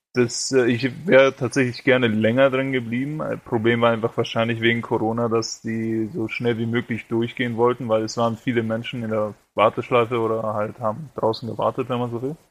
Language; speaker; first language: German; early bilingual, other home language; Romanian